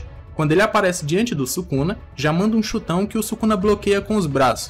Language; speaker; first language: Portuguese; native; Portuguese